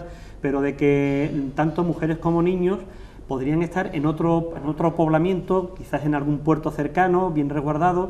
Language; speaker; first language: Spanish; native; Spanish